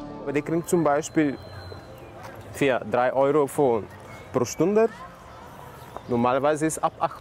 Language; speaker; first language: German; non-native, learner; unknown